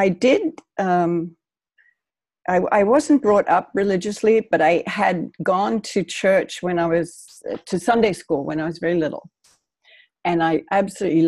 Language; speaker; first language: English; native; English